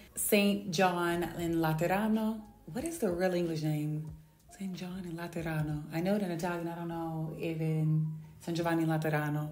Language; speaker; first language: English; native; English